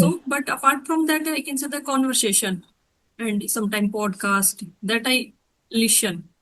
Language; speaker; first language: English; non-native, learner; Hindi